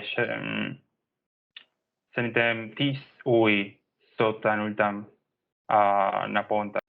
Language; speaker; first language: Hungarian; non-native, learner; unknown